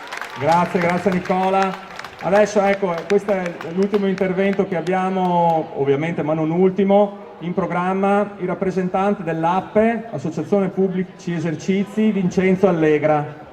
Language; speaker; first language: Italian; native; Italian